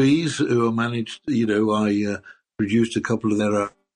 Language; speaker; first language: English; native; English